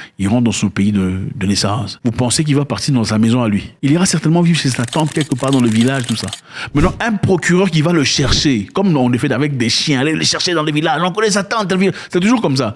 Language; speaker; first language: French; non-native, local second language; Lingala